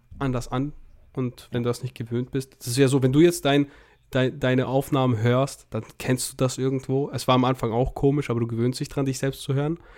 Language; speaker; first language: German; early bilingual, other home language; Russian